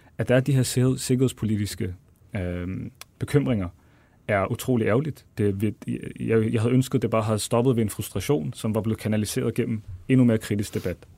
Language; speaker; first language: Danish; early bilingual, other home language; Arabic